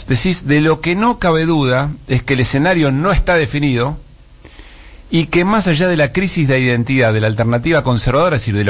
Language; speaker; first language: Spanish; native; Spanish